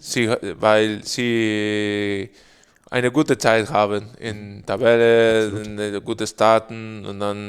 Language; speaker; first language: German; non-native, learner; Spanish